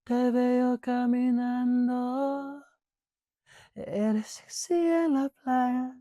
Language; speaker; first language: Spanish; non-native, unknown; English